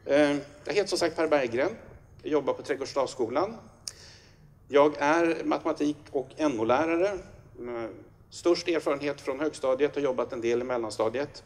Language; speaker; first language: Swedish; native; Swedish